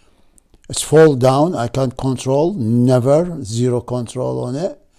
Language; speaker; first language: English; non-native, fluent; Arabic